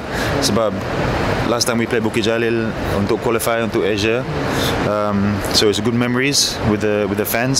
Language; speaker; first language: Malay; non-native, fluent; English